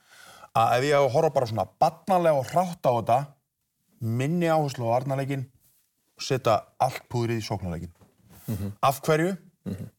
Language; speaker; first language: Icelandic; native; Icelandic